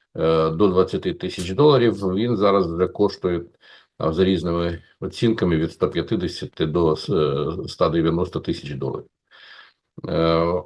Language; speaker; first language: Ukrainian; native; Ukrainian